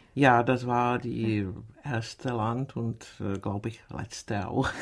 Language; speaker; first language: German; non-native, fluent; Czech